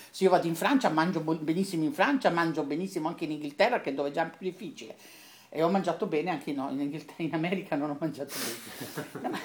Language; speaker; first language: Italian; native; Italian